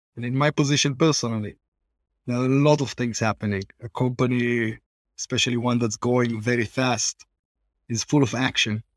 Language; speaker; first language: English; non-native, fluent; Hebrew